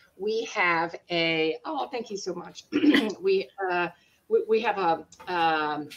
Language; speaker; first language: English; native; English